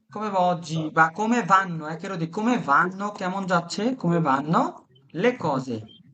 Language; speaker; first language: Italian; non-native, fluent; Bangla